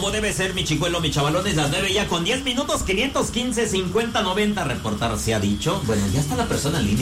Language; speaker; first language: Spanish; native; Spanish